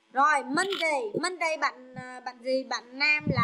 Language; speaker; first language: Vietnamese; native; Vietnamese